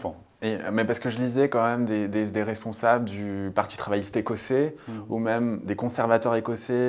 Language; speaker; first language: French; native; French